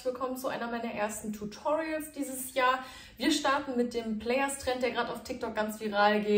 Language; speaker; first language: German; native; German